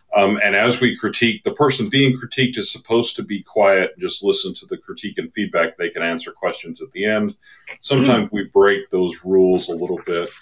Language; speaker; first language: English; native; English